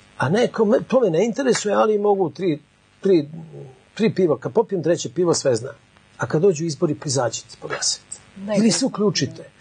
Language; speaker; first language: Serbian; native; Serbian